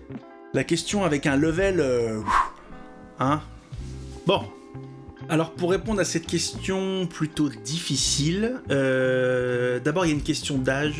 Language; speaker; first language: French; native; French